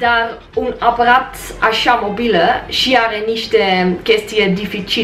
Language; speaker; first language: Romanian; non-native, learner; Dutch